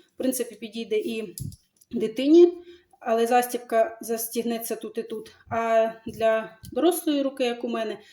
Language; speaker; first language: Ukrainian; non-native, local second language; Russian